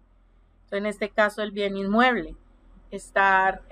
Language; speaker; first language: Spanish; native; Spanish